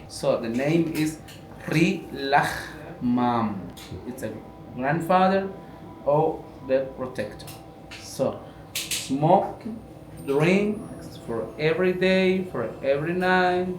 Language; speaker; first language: English; non-native, learner; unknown